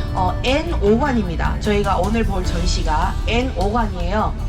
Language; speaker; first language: Korean; early bilingual, heritage; Korean